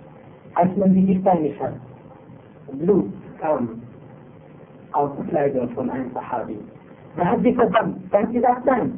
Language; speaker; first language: German; non-native, fluent; Arabic